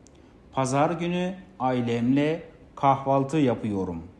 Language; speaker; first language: Turkish; non-native, fluent; Kazakh